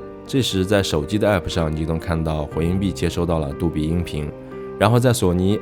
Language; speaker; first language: Chinese; native; Chinese